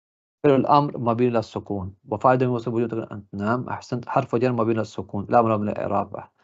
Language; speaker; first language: Arabic; non-native, fluent; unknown